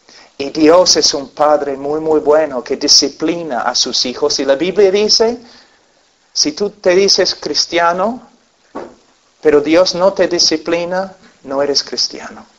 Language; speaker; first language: Spanish; non-native, fluent; English